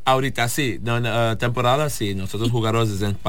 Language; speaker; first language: Spanish; non-native, learner; English